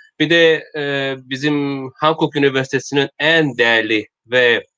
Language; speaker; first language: Turkish; non-native, learner; Korean